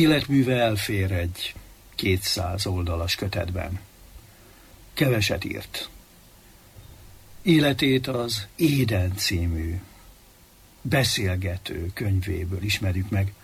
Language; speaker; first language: Hungarian; native; Hungarian